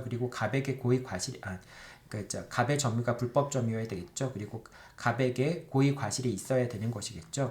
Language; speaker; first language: Korean; native; Korean